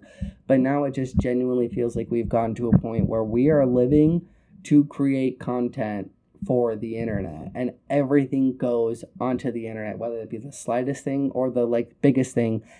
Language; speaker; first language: English; native; English